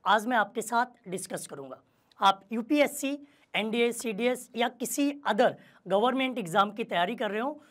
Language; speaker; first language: Hindi; native; Hindi